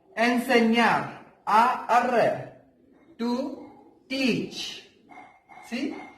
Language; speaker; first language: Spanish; non-native, fluent; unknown